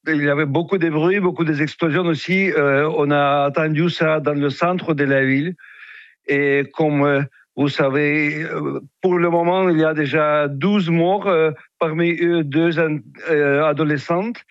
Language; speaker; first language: French; non-native, fluent; Ukrainian